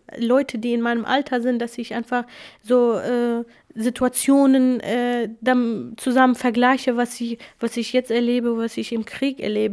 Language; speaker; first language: German; non-native, fluent; Kurdish